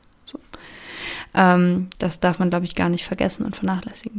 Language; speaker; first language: German; native; German